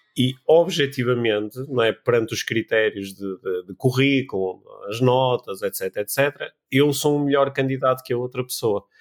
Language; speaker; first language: Portuguese; native; Portuguese